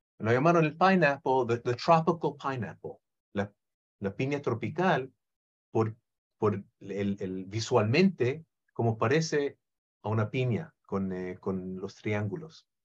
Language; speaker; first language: Spanish; non-native, fluent; Hebrew